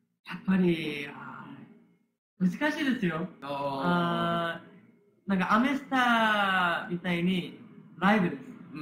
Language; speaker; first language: Japanese; non-native, learner; Korean